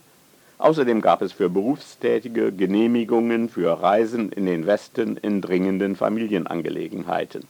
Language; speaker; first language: German; native; German